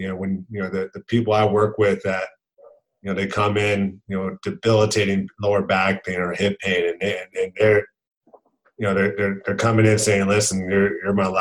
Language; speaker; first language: English; native; English